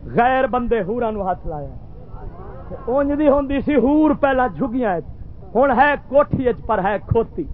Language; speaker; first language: Urdu; native; Urdu